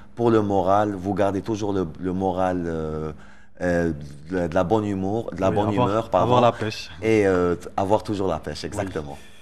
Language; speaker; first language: French; non-native, local second language; Arabic